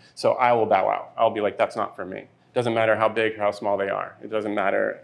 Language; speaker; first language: English; native; English